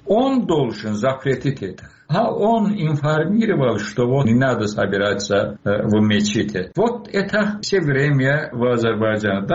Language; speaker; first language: Russian; non-native, local second language; Azerbaijani